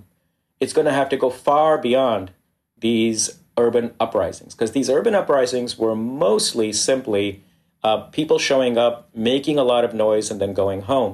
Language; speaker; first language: English; non-native, local second language; Hindi